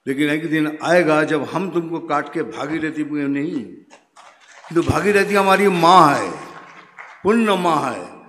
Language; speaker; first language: Hindi; non-native, local second language; Bangla